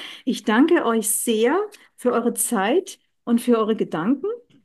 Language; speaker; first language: German; native; German